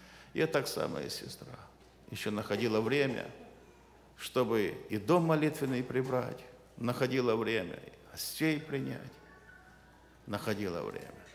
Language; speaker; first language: Russian; non-native, local second language; Ukrainian